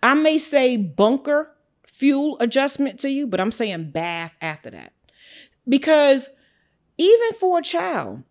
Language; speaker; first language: English; native; English